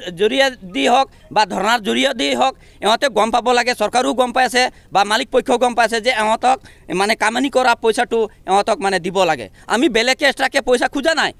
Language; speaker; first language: Assamese; native; Assamese